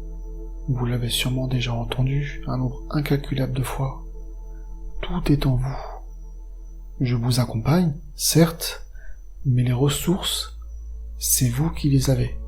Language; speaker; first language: French; native; French